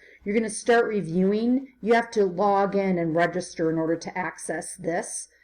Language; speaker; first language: English; native; English